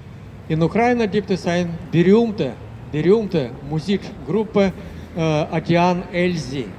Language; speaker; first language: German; non-native, fluent; Russian